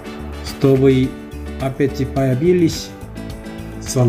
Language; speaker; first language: Russian; non-native, learner; Korean